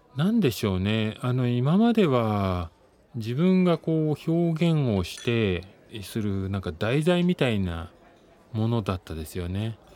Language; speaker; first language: Japanese; native; Japanese